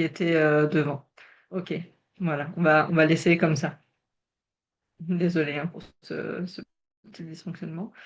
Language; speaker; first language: French; native; French